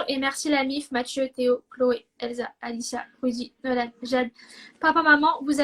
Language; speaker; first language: French; native; French